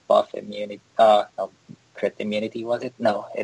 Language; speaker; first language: English; non-native, local second language; Filipino